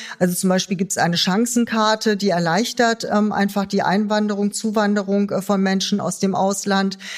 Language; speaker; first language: German; native; German